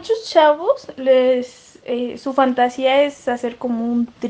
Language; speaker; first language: Spanish; native; Spanish